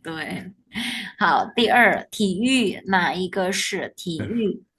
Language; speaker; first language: Chinese; non-native, fluent; Indonesian